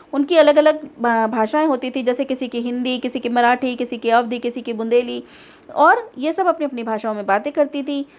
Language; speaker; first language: Hindi; native; Hindi